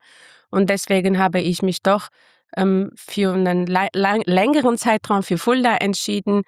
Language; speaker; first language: German; non-native, fluent; Armenian